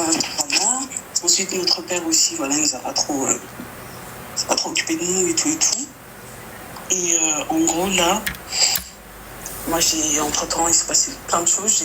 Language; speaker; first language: French; native; French